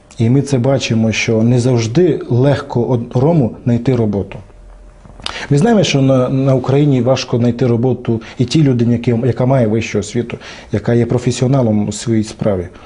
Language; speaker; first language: Ukrainian; non-native, local second language; Romany